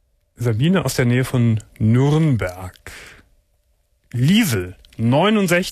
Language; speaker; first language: German; native; German